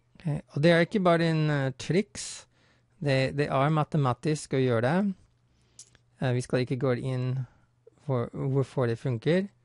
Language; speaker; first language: Norwegian; non-native, fluent; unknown